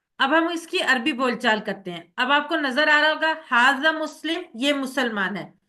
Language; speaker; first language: Urdu; native; Urdu